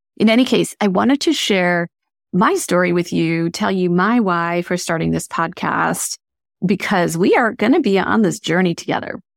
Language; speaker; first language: English; early bilingual, other home language; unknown